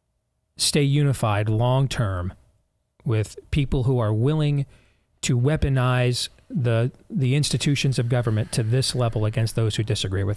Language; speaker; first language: English; native; English